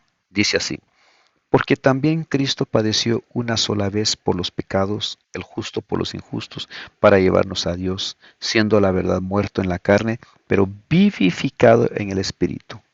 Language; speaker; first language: Spanish; native; Spanish